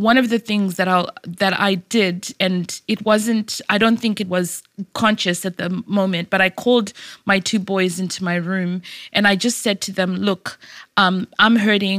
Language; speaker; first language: English; native; English